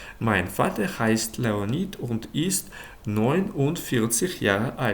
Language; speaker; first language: German; non-native, fluent; Ukrainian